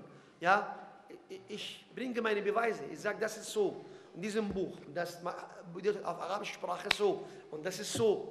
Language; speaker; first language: German; non-native, fluent; Arabic